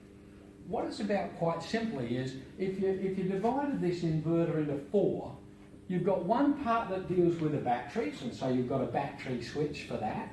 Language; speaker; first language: English; native; English